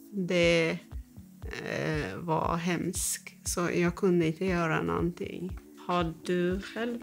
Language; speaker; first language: Swedish; non-native, fluent; Persian